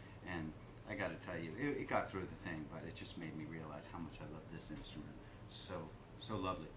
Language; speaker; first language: English; native; English